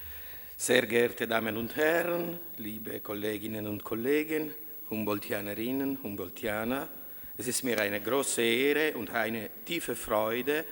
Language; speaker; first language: German; non-native, fluent; Italian